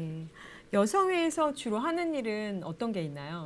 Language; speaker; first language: Korean; native; Korean